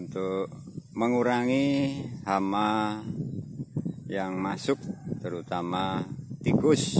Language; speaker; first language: Indonesian; native; Indonesian